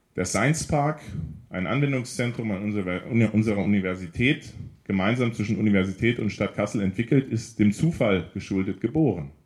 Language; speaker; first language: German; native; German